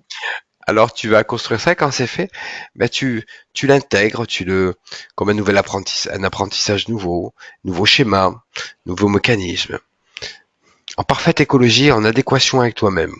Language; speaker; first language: French; native; French